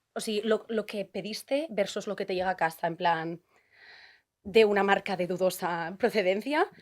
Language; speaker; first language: Spanish; native; Spanish